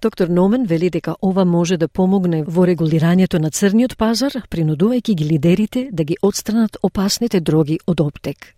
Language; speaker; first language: Macedonian; native; Macedonian